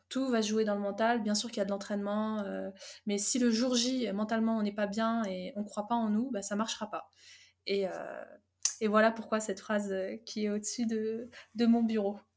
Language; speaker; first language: French; early bilingual, other home language; Arabic